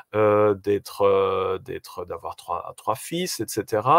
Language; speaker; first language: French; native; French